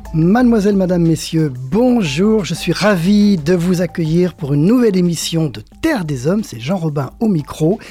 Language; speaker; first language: French; native; French